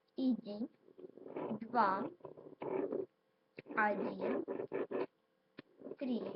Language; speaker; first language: Russian; non-native, local second language; Ukrainian